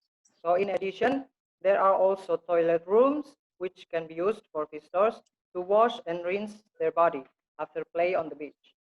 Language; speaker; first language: English; non-native, learner; Indonesian